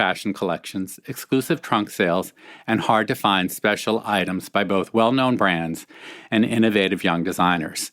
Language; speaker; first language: English; native; English